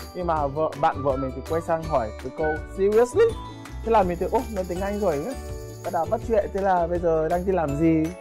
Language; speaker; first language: Vietnamese; non-native, fluent; Yoruba